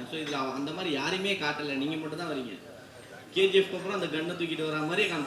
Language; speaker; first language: Tamil; native; Tamil